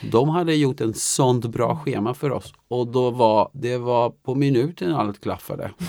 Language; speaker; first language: Swedish; non-native, fluent; Albanian